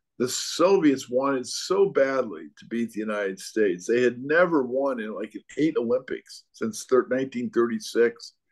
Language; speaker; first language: English; native; English